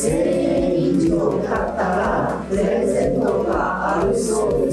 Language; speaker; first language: Japanese; non-native, learner; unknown